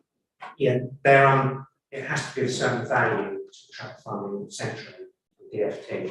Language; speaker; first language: English; native; English